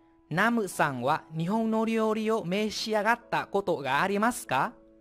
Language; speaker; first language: Japanese; non-native, fluent; Vietnamese